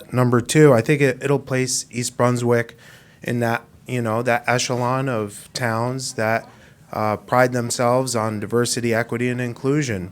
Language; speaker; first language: English; native; English